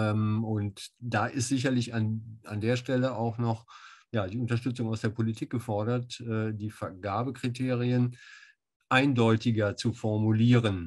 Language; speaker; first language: German; native; German